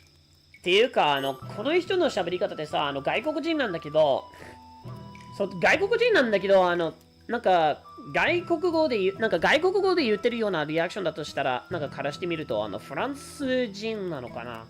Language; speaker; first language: Japanese; native; Japanese